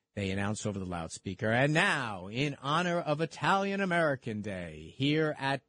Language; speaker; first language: English; early bilingual, other home language; Italian